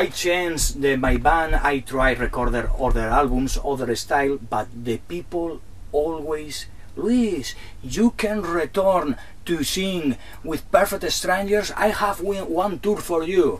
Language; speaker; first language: English; non-native, learner; Spanish